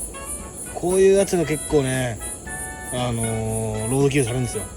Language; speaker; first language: Japanese; native; Japanese